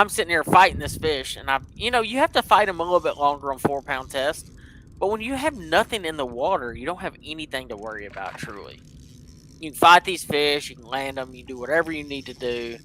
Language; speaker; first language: English; native; English